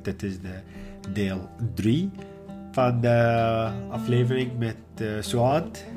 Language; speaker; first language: Dutch; non-native, learner; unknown